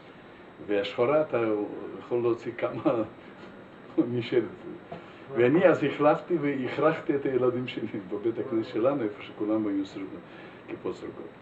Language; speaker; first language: Hebrew; non-native, fluent; Russian